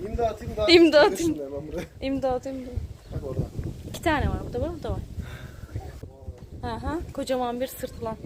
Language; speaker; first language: Turkish; native; Turkish